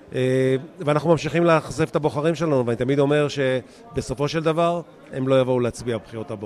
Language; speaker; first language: Hebrew; native; Hebrew